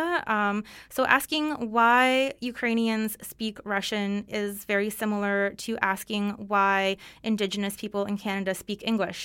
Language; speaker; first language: English; non-native, fluent; Russian